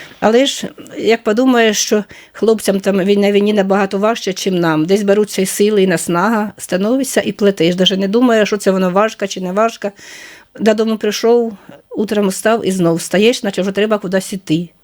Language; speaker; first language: Ukrainian; native; Ukrainian